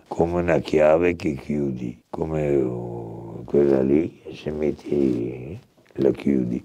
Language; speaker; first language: Italian; native; Italian